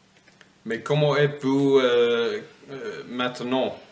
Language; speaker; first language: French; non-native, fluent; English